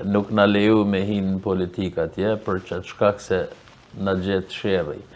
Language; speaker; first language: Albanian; early bilingual, heritage; Albanian